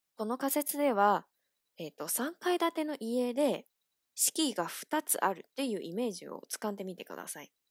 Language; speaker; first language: Japanese; non-native, fluent; Chinese